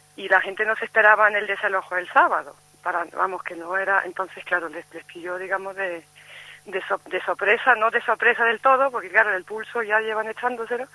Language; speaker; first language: Spanish; non-native, fluent; Turkish